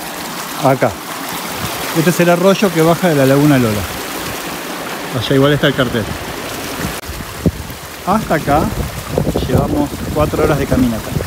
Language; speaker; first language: Spanish; native; Spanish